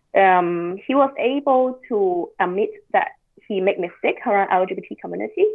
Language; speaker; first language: English; non-native, local second language; Cantonese